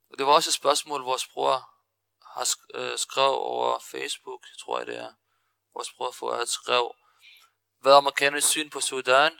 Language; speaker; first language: Danish; early bilingual, other home language; Arabic